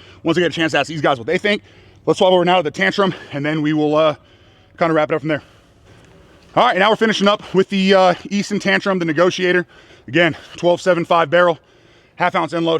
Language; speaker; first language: English; native; English